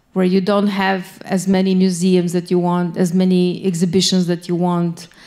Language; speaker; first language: English; non-native, fluent; Bosnian